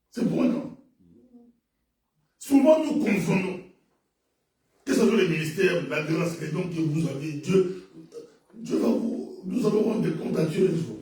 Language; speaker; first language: French; non-native, local second language; Lingala